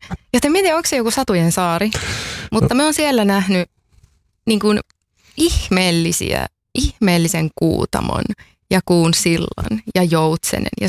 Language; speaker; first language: Finnish; native; Finnish